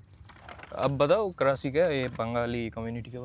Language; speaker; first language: Hindi; non-native, fluent; Bangla